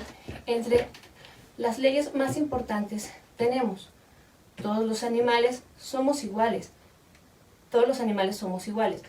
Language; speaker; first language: Spanish; native; Spanish